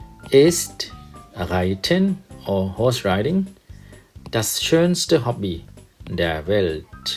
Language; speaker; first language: German; non-native, fluent; Thai